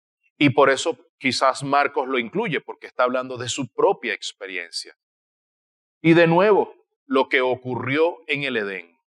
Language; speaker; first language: Spanish; native; Spanish